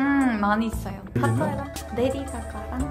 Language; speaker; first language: Korean; non-native, learner; Japanese